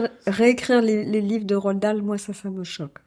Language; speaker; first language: French; native; French